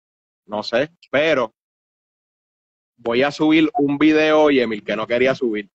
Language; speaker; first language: Spanish; native; Spanish